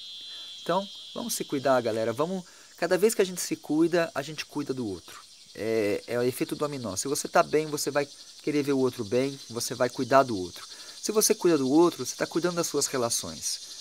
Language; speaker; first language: Portuguese; native; Portuguese